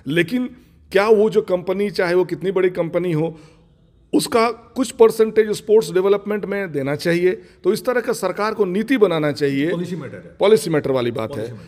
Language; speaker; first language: Hindi; non-native, local second language; Bangla